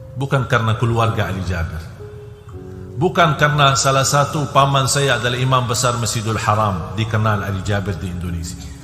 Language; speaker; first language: Indonesian; non-native, fluent; Arabic